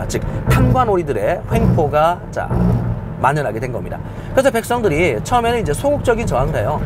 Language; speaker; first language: Korean; native; Korean